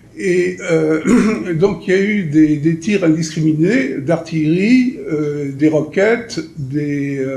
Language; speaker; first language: French; native; French